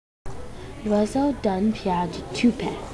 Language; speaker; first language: French; non-native, learner; English